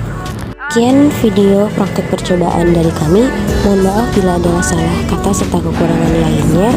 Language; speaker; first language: Indonesian; native; Indonesian